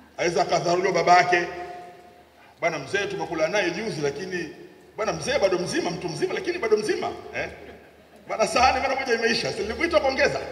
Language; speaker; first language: Swahili; native; Swahili